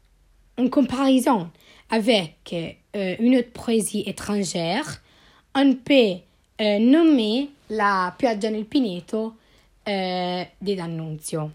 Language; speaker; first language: French; non-native, learner; Italian